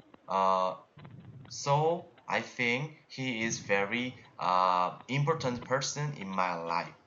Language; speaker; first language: English; non-native, learner; Korean